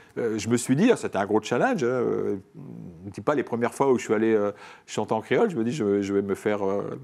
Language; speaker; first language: French; native; French